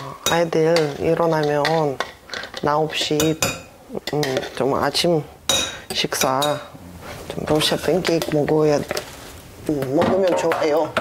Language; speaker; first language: Korean; non-native, learner; Russian